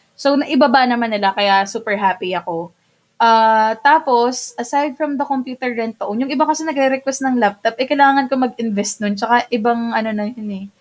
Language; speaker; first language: Filipino; non-native, local second language; Bikol